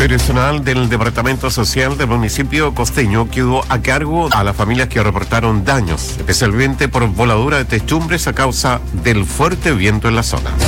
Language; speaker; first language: Spanish; native; Spanish